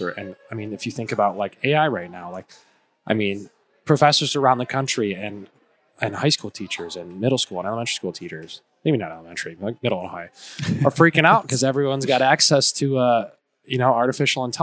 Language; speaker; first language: English; native; English